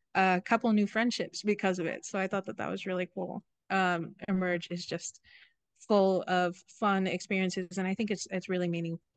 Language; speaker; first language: English; native; English